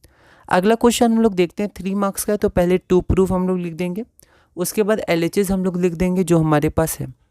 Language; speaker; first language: Hindi; native; Hindi